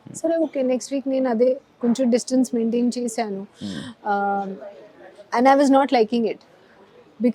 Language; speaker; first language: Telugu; non-native, learner; Hindi